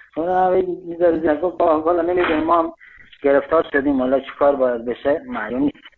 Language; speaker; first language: Persian; non-native, local second language; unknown